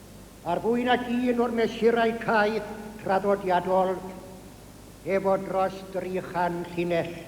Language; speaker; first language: Welsh; native; Welsh